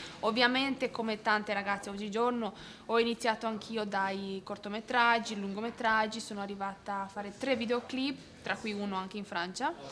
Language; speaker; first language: Italian; non-native, fluent; Romanian